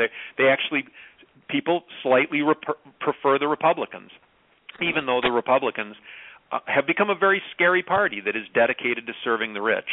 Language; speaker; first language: English; native; English